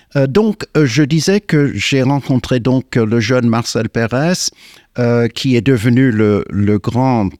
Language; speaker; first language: French; non-native, fluent; English